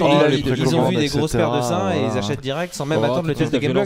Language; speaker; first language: French; native; French